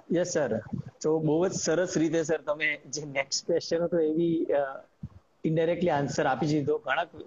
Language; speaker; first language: Gujarati; native; Gujarati